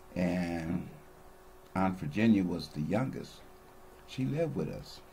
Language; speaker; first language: English; native; English